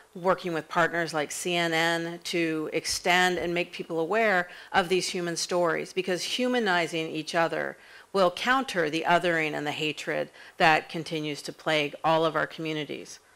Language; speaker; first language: English; native; English